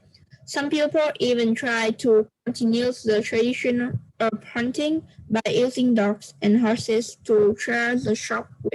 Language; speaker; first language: English; non-native, learner; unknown